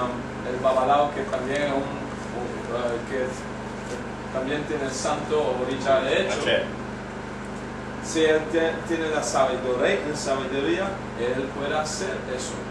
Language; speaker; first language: Spanish; non-native, learner; Yoruba